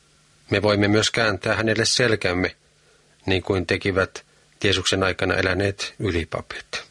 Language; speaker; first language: Finnish; native; Finnish